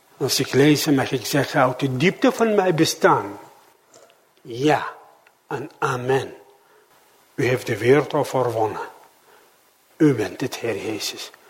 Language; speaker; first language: Dutch; non-native, fluent; Arabic